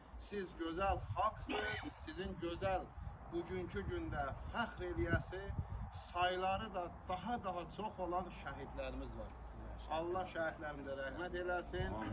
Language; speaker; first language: Azerbaijani; native; Azerbaijani